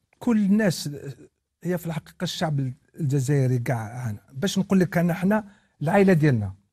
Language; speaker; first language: Arabic; non-native, local second language; Kabyle